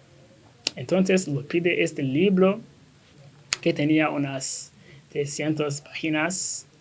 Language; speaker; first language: Spanish; non-native, learner; Kinyarwanda